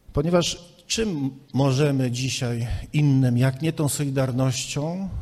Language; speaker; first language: Polish; native; Polish